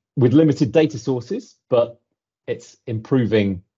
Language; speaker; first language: English; native; English